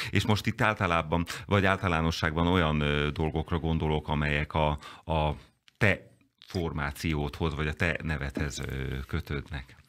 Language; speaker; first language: Hungarian; native; Hungarian